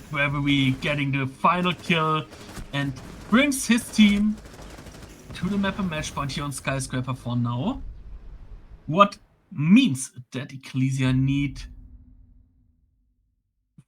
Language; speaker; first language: English; non-native, fluent; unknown